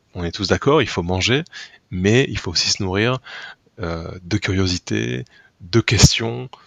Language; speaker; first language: French; native; French